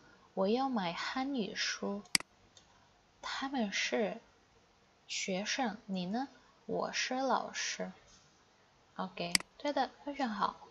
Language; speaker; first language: Chinese; non-native, fluent; Indonesian